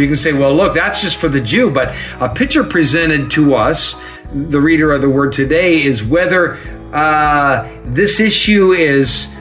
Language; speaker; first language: English; native; English